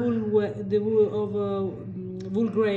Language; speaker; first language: English; non-native, learner; Italian